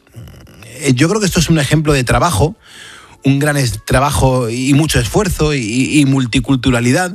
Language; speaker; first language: Spanish; native; Spanish